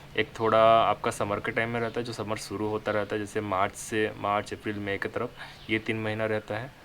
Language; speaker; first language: Hindi; non-native, local second language; Odia